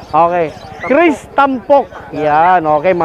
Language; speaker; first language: Filipino; native; Filipino